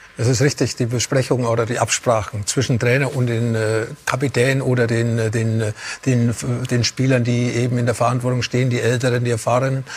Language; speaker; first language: German; native; German